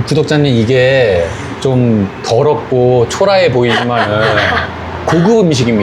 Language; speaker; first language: Korean; native; Korean